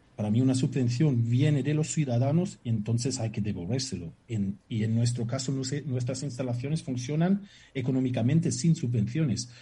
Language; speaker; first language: Spanish; non-native, fluent; German